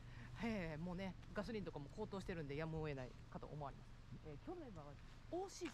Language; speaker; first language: Japanese; native; Japanese